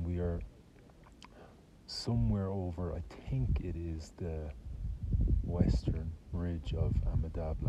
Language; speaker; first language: English; native; English